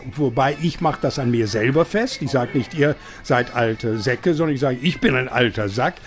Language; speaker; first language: German; non-native, fluent; English